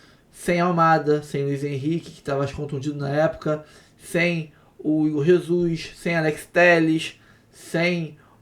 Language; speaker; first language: Portuguese; native; Portuguese